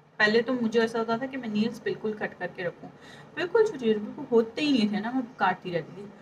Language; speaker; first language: Urdu; native; Urdu